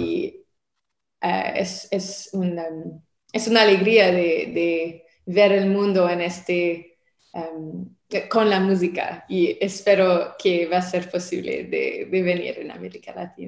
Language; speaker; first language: Spanish; non-native, learner; French